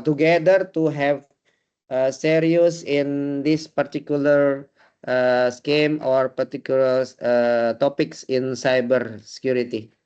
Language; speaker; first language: English; non-native, learner; Indonesian